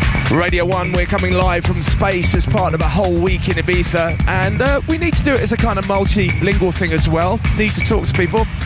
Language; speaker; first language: English; native; English